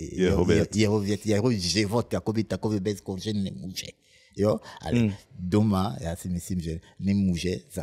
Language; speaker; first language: Czech; non-native, fluent; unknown